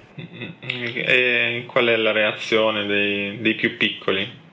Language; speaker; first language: Italian; native; Italian